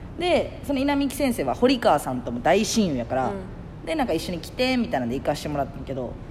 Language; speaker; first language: Japanese; native; Japanese